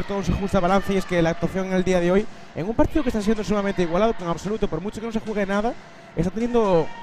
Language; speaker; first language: Spanish; native; Spanish